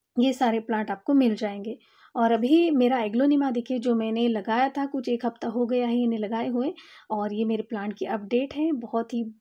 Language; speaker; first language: Hindi; non-native, local second language; Marathi